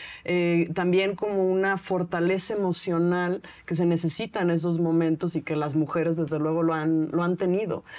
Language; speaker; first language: Spanish; native; Spanish